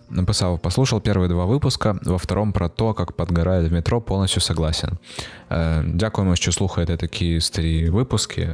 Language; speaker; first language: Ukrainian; native; Ukrainian